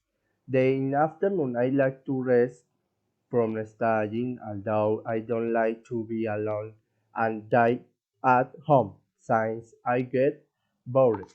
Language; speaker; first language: English; non-native, learner; Spanish